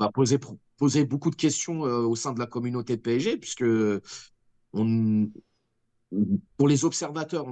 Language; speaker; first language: French; native; French